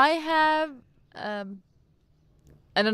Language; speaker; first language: English; non-native, learner; Persian